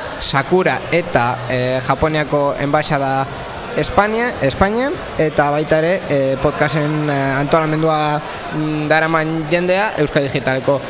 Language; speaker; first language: Basque; non-native, local second language; Spanish